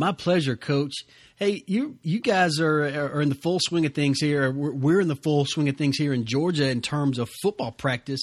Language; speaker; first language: English; native; English